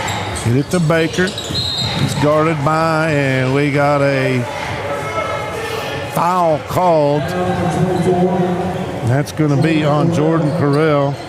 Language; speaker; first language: English; native; English